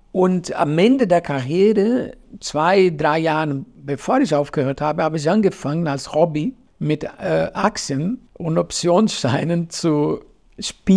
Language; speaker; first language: German; non-native, fluent; Portuguese